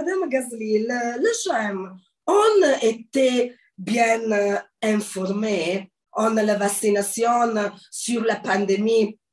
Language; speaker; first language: French; non-native, learner; Italian